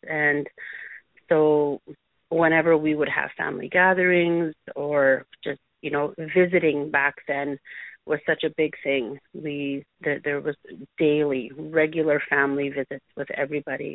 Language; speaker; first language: English; native; English